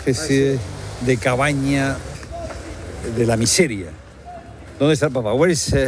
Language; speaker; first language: Spanish; native; Spanish